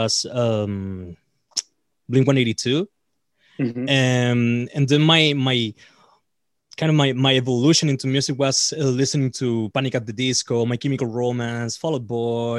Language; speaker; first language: English; non-native, fluent; Spanish